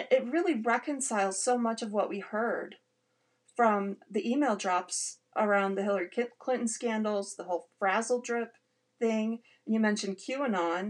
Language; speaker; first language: English; native; English